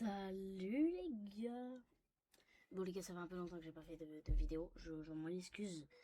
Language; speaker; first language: French; native; French